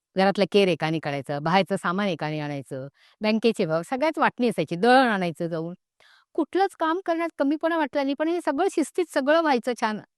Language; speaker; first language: Marathi; non-native, local second language; Konkani